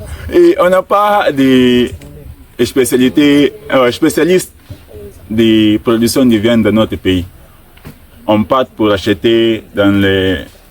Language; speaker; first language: French; non-native, learner; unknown